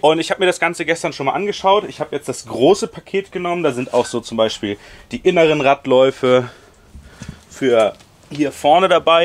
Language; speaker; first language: German; native; German